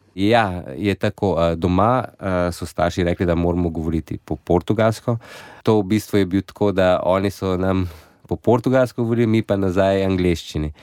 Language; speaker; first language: Slovenian; non-native, fluent; Portuguese